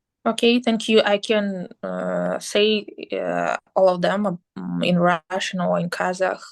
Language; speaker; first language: English; non-native, learner; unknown